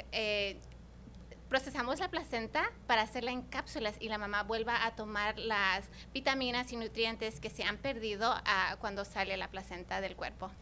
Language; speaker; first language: Spanish; early bilingual, heritage; Spanish